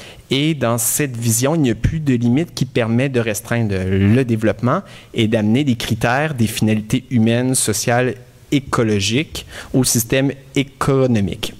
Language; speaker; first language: French; native; French